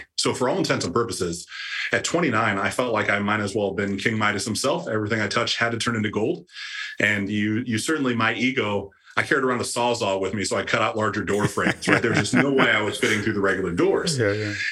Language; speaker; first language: English; native; English